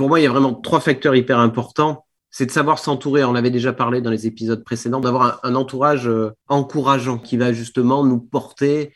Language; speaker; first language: French; native; French